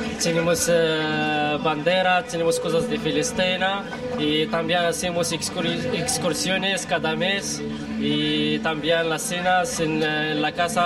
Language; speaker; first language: Spanish; non-native, learner; Arabic